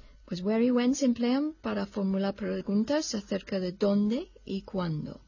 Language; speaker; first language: Spanish; non-native, fluent; English